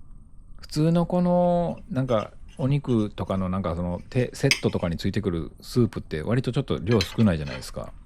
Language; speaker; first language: Japanese; native; Japanese